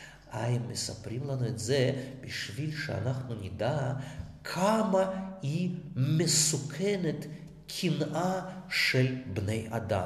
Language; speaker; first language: Hebrew; non-native, fluent; Russian